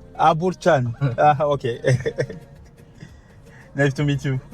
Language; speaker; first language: English; non-native, learner; French